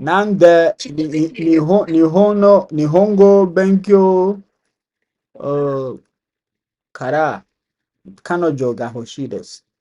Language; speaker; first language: Japanese; non-native, learner; English